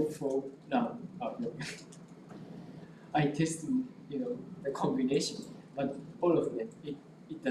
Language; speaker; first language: English; non-native, local second language; Japanese